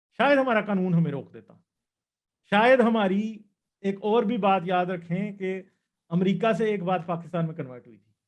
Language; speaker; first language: Urdu; non-native, local second language; Punjabi